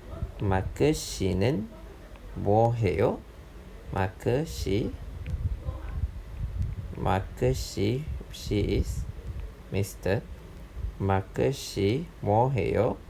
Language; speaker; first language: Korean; non-native, fluent; Malay